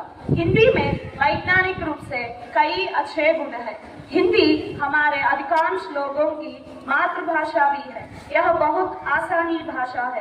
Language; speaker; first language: Hindi; non-native, local second language; Telugu